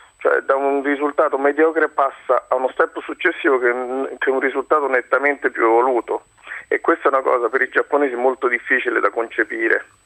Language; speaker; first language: Italian; non-native, fluent; Japanese